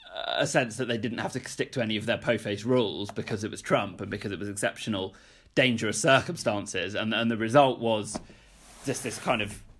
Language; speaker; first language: English; native; English